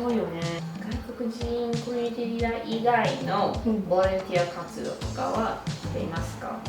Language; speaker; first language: Japanese; non-native, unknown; English